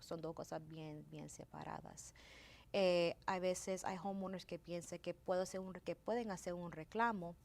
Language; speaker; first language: Spanish; early bilingual, heritage; Spanish